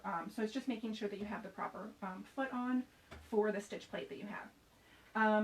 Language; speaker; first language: English; native; English